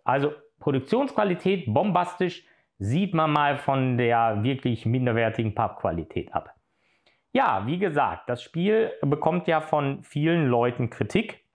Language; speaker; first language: German; native; German